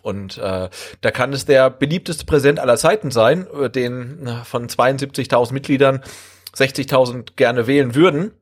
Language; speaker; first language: German; native; German